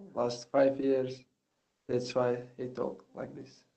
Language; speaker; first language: English; non-native, learner; Russian